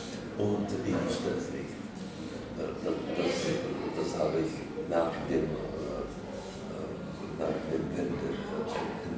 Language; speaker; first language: German; non-native, learner; Czech